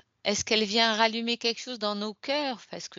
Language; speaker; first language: French; native; French